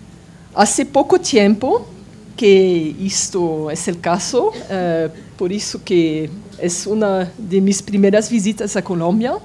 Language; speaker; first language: Spanish; non-native, fluent; French